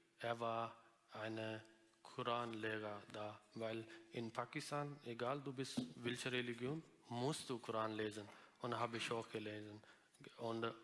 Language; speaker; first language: German; non-native, learner; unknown